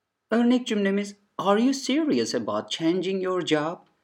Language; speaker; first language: English; non-native, fluent; Turkish